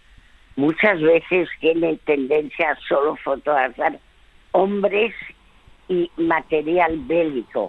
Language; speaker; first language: Spanish; early bilingual, other home language; French